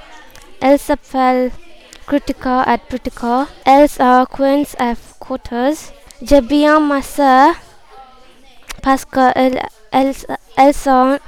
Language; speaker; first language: French; non-native, learner; English